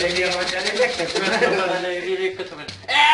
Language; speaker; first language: Spanish; native; Spanish